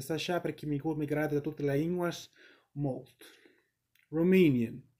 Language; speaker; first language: Portuguese; non-native, learner; English